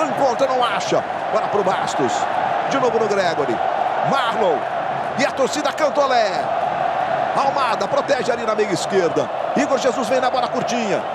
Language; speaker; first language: Portuguese; native; Portuguese